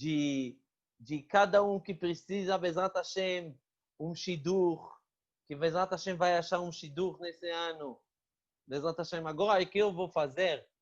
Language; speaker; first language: Portuguese; non-native, fluent; Hebrew